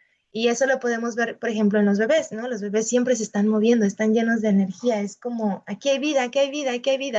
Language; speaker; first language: Spanish; native; Spanish